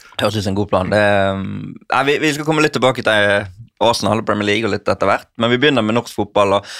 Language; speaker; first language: Norwegian; native; Norwegian